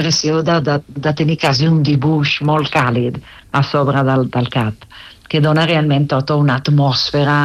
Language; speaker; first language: Catalan; non-native, fluent; Italian